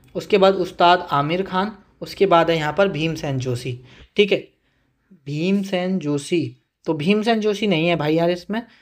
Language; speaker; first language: Hindi; native; Hindi